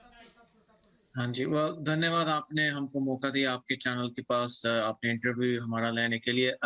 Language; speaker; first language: Hindi; early bilingual, heritage; English